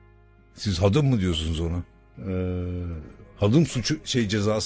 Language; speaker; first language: Turkish; native; Turkish